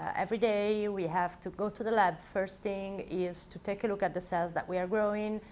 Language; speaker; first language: English; non-native, fluent; Italian